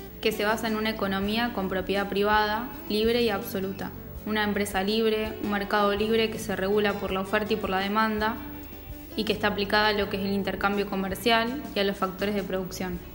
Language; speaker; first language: Spanish; native; Spanish